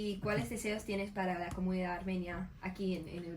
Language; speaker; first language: Spanish; non-native, learner; English